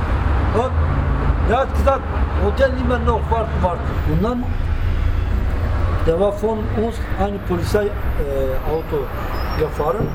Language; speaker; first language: German; non-native, learner; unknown